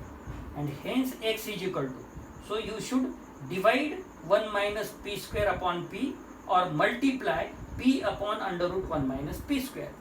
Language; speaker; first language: English; non-native, local second language; Marathi